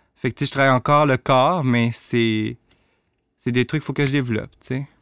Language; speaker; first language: French; native; French